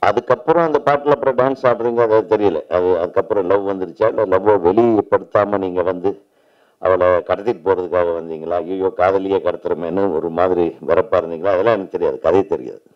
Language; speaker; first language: Tamil; native; Tamil